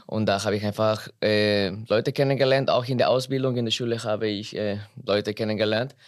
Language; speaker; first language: German; non-native, fluent; Spanish